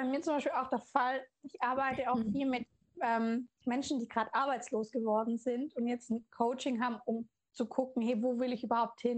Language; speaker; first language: German; native; German